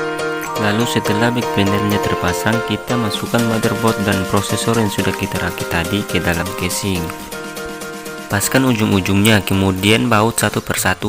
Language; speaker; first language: Indonesian; native; Indonesian